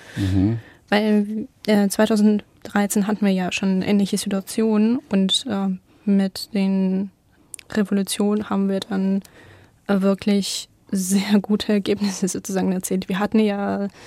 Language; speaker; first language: German; non-native, fluent; Ukrainian